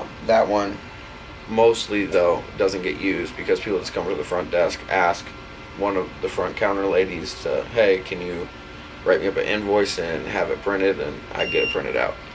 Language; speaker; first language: English; native; English